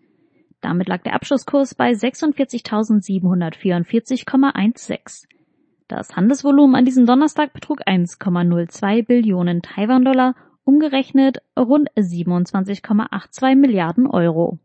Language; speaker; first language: German; native; German